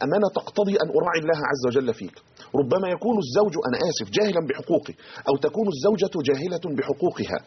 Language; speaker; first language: Arabic; native; Arabic